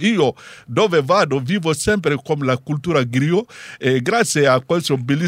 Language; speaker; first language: Italian; non-native, learner; Bambara